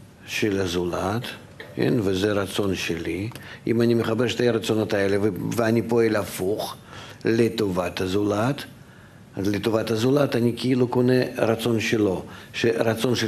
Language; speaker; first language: Hebrew; non-native, fluent; Russian